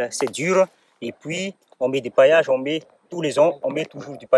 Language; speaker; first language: French; non-native, local second language; Malagasy